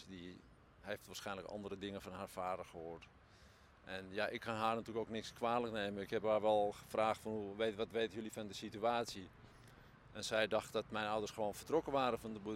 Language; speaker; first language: Dutch; native; Dutch